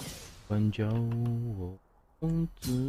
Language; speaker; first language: Chinese; native; Chinese